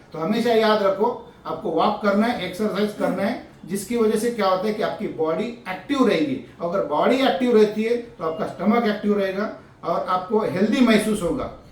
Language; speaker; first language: Hindi; non-native, local second language; Marathi